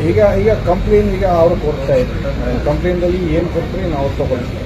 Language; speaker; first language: Kannada; non-native, fluent; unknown